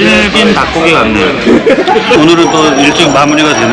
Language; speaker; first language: Korean; native; Korean